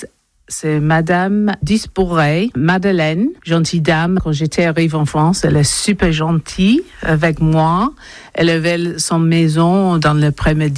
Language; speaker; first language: French; non-native, learner; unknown